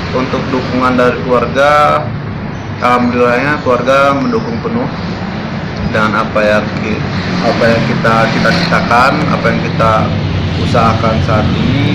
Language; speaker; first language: Indonesian; non-native, local second language; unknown